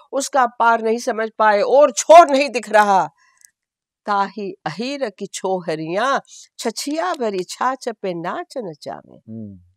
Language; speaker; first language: Hindi; non-native, local second language; Gujarati